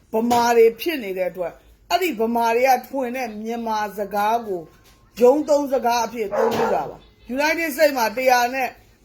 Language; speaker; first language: Burmese; native; Burmese